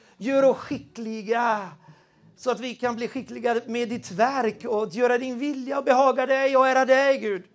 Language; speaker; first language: Swedish; non-native, fluent; Spanish